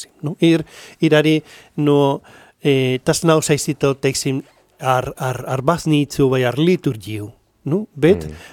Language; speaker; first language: Latvian; non-native, fluent; Spanish